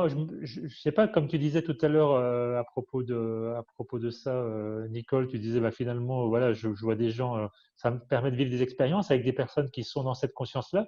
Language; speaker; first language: French; native; French